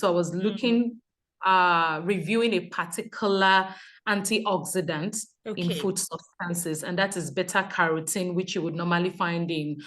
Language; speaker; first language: English; non-native, local second language; Yoruba